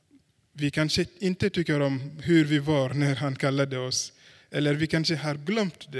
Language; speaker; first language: Swedish; non-native, fluent; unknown